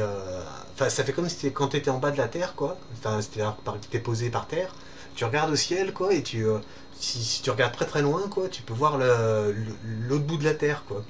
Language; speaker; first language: French; native; French